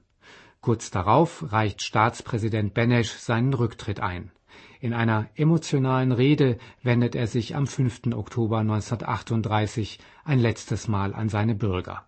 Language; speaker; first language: German; native; German